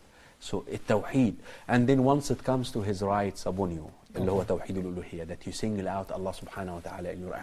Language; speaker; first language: English; non-native, fluent; Arabic